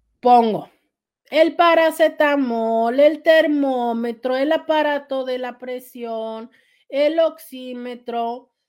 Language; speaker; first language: Spanish; native; Spanish